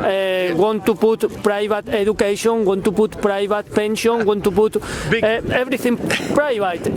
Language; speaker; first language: English; non-native, learner; Spanish